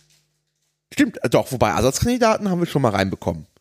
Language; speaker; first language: German; native; German